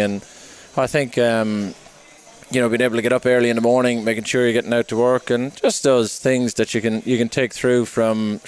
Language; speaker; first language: English; native; English